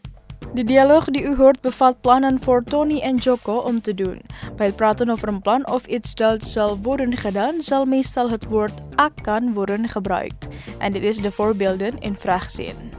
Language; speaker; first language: Dutch; non-native, learner; Indonesian